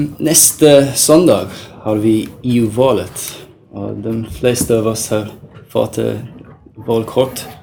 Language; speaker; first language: Swedish; non-native, learner; English